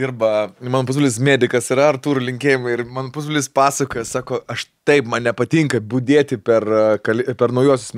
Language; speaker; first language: Lithuanian; native; Lithuanian